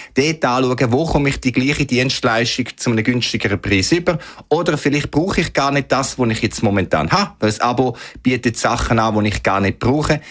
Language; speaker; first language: German; native; German